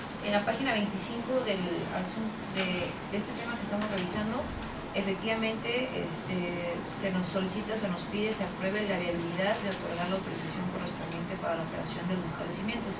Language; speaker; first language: Spanish; native; Spanish